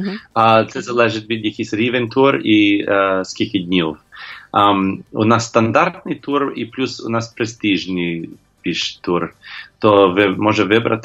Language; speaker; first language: Ukrainian; non-native, learner; English